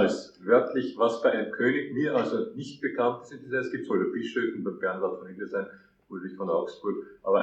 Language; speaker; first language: German; native; German